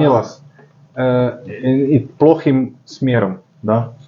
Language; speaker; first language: Russian; non-native, learner; Slovak